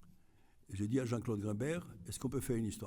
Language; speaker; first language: French; non-native, fluent; Greek